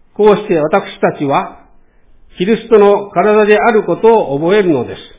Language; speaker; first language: Japanese; native; Japanese